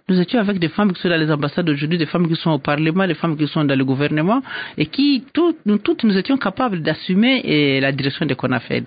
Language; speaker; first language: French; non-native, local second language; Swahili